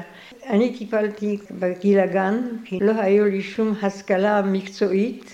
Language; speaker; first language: Hebrew; non-native, fluent; Polish